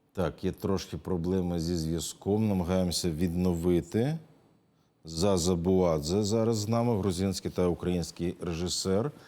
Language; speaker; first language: Ukrainian; native; Ukrainian